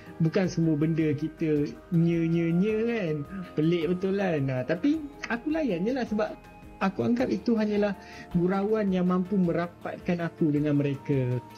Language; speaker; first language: Malay; native; Malay